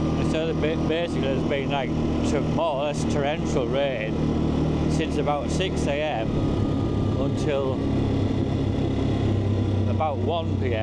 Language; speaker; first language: English; native; English